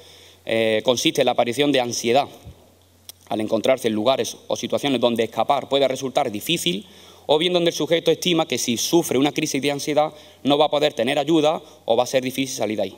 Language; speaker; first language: Spanish; native; Spanish